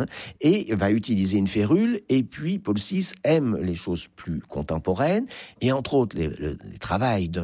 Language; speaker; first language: French; native; French